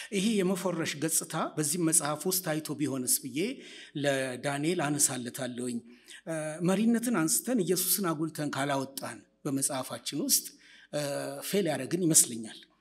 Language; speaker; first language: Amharic; native; Amharic